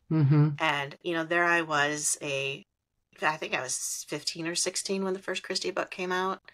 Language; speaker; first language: English; native; English